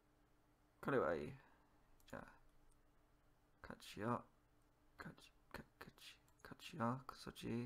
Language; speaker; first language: Japanese; non-native, learner; English